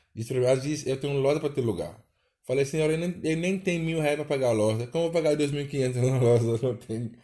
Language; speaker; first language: Portuguese; non-native, fluent; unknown